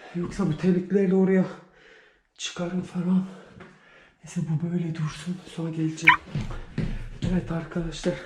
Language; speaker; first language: Turkish; early bilingual, heritage; Turkish